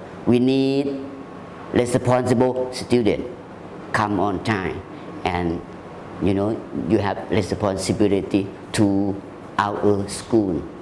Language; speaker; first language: English; non-native, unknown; Thai